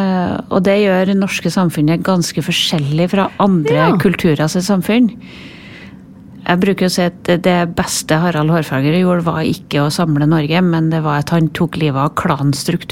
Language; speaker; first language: Norwegian; native; Norwegian